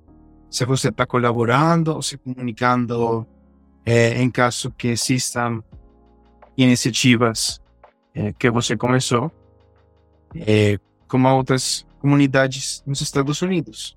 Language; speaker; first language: Portuguese; non-native, fluent; Spanish